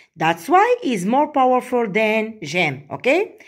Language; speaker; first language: English; non-native, fluent; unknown